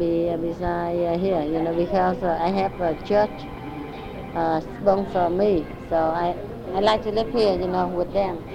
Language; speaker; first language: English; non-native, learner; Vietnamese